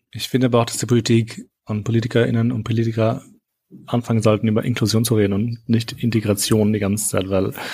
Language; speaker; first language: German; early bilingual, other home language; Albanian